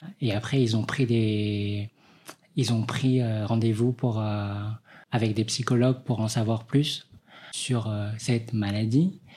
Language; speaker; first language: French; early bilingual, other home language; Vietnamese